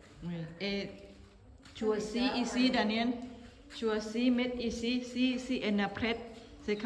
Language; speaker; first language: French; non-native, learner; Thai